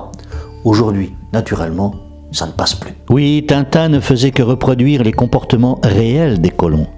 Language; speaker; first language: French; native; French